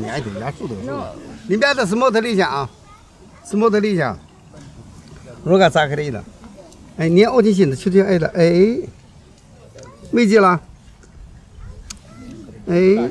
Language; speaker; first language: Russian; non-native, learner; Chinese